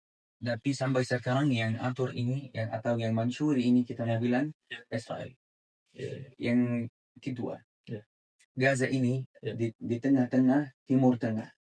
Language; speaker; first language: Indonesian; non-native, fluent; Arabic